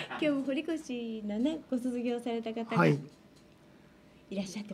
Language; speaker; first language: Japanese; native; Japanese